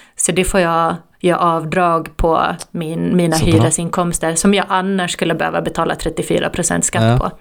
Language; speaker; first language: Swedish; native; Swedish